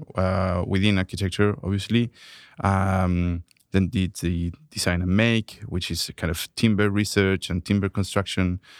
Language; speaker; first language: English; non-native, fluent; Spanish